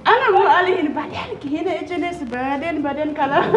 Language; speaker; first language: Arabic; non-native, learner; Amharic